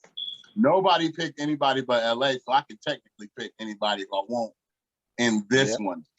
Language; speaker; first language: English; native; English